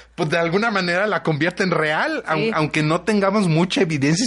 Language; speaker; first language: Spanish; native; Spanish